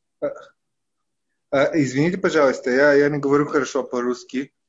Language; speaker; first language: Russian; non-native, learner; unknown